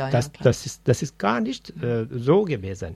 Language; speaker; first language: German; non-native, fluent; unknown